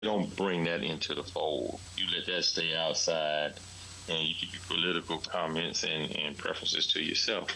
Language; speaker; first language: English; native; English